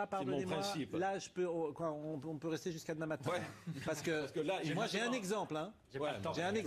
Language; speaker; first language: French; native; French